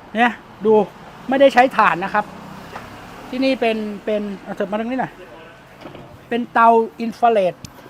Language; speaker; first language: Thai; native; Thai